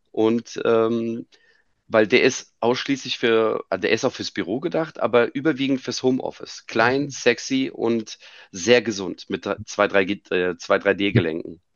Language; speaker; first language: German; native; German